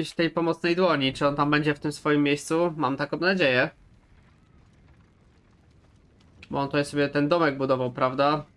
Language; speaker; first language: Polish; native; Polish